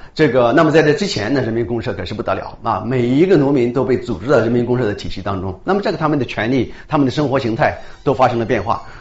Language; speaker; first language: Chinese; native; Chinese